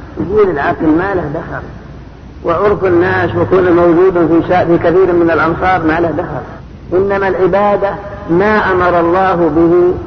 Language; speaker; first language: Arabic; native; Arabic